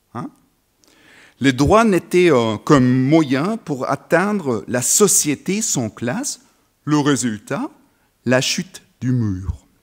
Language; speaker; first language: French; non-native, fluent; German